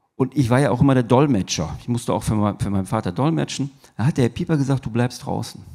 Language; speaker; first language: German; early bilingual, other home language; Turkish